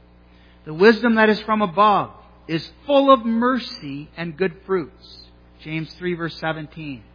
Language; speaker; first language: English; native; English